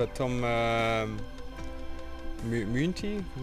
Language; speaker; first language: Russian; non-native, learner; German